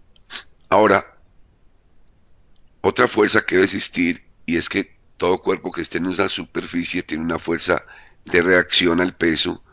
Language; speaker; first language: Spanish; native; Spanish